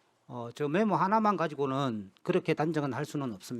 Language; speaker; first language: Korean; native; Korean